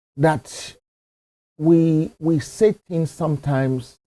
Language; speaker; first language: English; non-native, local second language; Yoruba